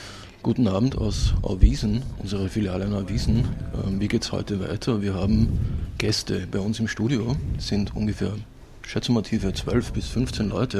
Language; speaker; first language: German; native; German